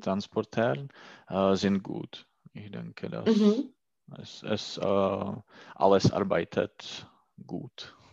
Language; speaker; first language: German; non-native, learner; Czech